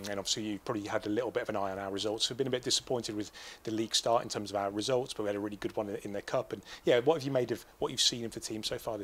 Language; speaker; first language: English; native; English